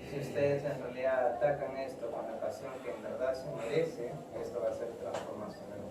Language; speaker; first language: Spanish; native; Spanish